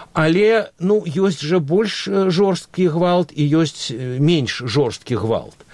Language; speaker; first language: Belarusian; non-native, local second language; Russian